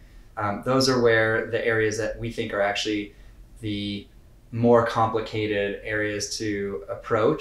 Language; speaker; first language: English; native; English